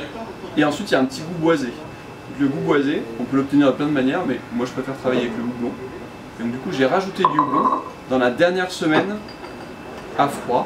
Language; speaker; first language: French; native; French